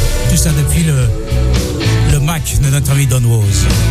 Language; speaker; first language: French; native; French